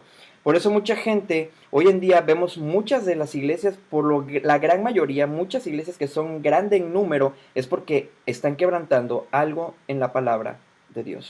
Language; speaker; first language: Spanish; native; Spanish